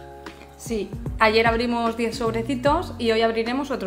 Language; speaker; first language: Spanish; native; Spanish